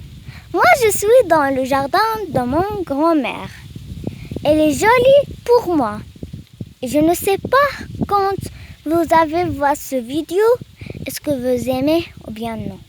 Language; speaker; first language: French; non-native, learner; Arabic